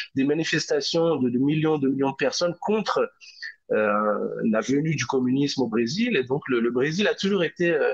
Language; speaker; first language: French; native; French